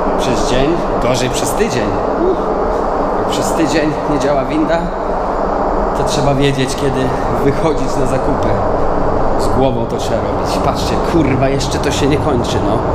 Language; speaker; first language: Polish; native; Polish